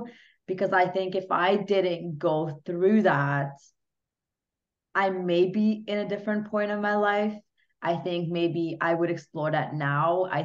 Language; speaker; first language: English; non-native, fluent; Hungarian